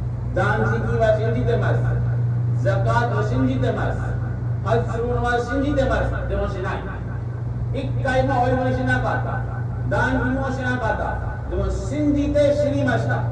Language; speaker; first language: Japanese; non-native, learner; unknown